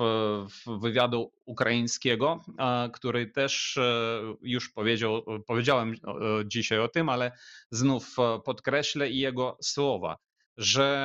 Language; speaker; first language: Polish; non-native, fluent; Ukrainian